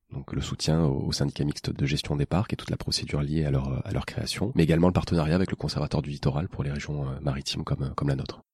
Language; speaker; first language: French; native; French